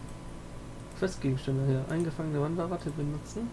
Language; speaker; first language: German; native; German